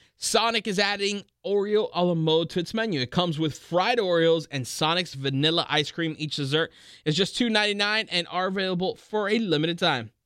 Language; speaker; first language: English; native; English